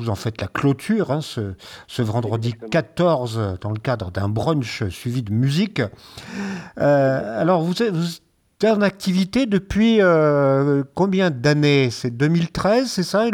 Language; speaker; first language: French; native; French